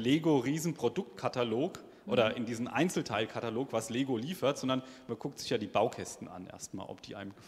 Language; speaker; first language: German; native; German